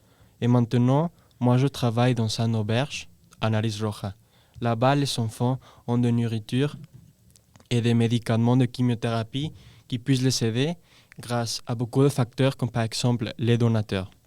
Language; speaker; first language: French; non-native, learner; Spanish